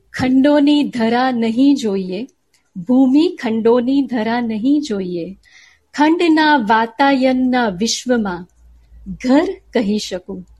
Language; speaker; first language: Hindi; non-native, local second language; Gujarati